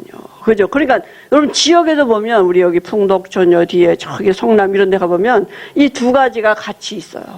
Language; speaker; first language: Korean; native; Korean